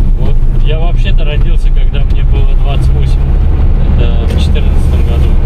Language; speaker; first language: Russian; non-native, fluent; Uzbek